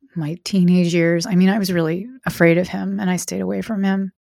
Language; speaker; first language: English; native; English